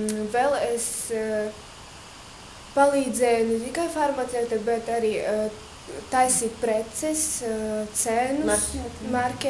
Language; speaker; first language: Latvian; non-native, local second language; Russian